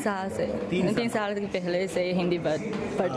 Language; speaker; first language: Hindi; non-native, learner; Chinese